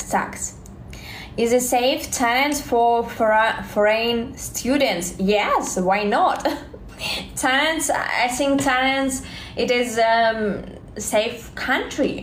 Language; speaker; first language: English; non-native, learner; Russian